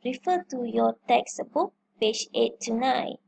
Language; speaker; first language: English; non-native, local second language; Malay